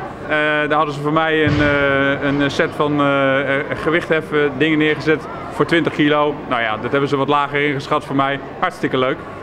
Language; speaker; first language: Dutch; native; Dutch